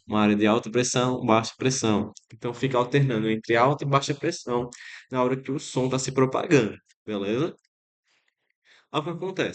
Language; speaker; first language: Portuguese; native; Portuguese